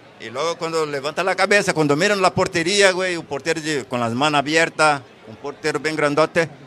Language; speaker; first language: Spanish; non-native, fluent; Portuguese